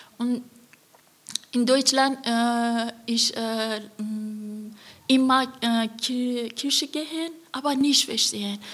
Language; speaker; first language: German; non-native, learner; Persian